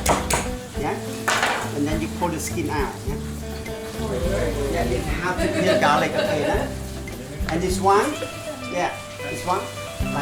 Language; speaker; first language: English; non-native, learner; Khmer